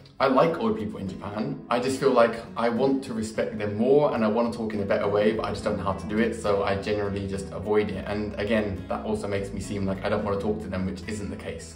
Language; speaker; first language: English; native; English